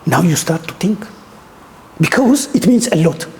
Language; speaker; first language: English; non-native, local second language; Amharic